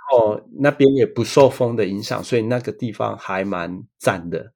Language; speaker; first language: Chinese; native; Chinese